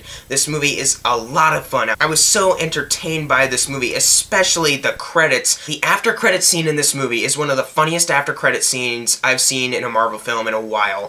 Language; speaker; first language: English; native; English